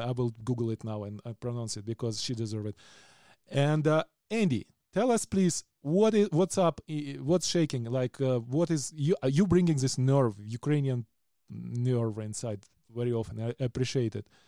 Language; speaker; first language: English; non-native, fluent; Ukrainian